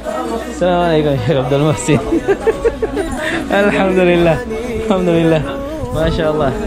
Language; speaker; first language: Arabic; non-native, learner; Filipino